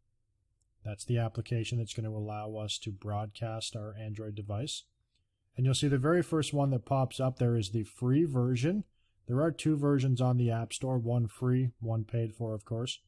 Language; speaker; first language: English; native; English